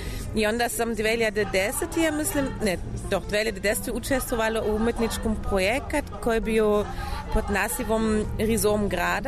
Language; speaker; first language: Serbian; non-native, learner; German